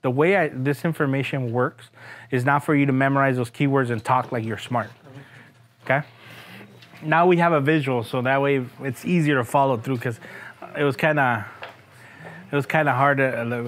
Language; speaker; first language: English; early bilingual, other home language; Spanish